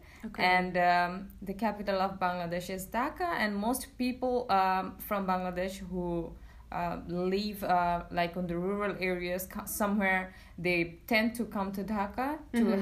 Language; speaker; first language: English; non-native, local second language; Bangla